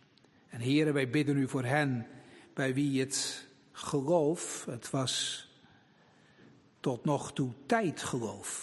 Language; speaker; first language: Dutch; native; Dutch